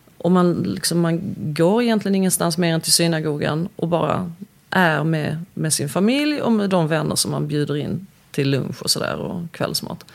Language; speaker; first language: Swedish; early bilingual, other home language; Polish